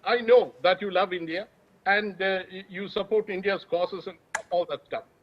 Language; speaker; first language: English; non-native, local second language; Malayalam